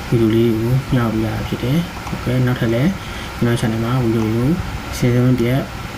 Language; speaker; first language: Burmese; native; Burmese